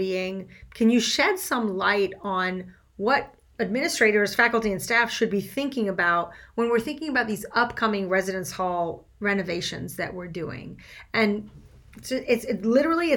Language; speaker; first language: English; non-native, fluent; French